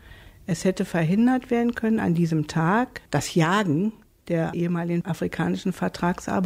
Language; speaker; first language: German; native; German